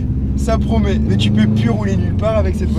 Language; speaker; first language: French; native; French